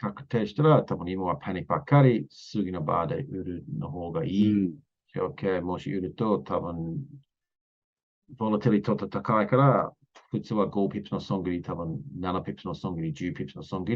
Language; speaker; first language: Japanese; non-native, learner; English